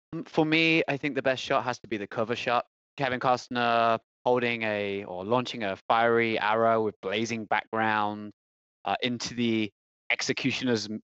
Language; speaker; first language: English; native; English